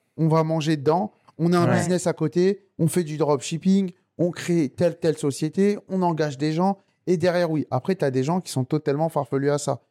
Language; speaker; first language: French; native; French